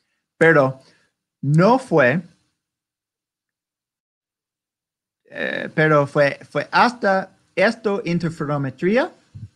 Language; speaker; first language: Spanish; non-native, learner; English